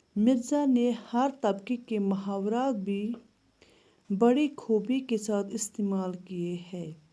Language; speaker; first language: Urdu; non-native, local second language; Kashmiri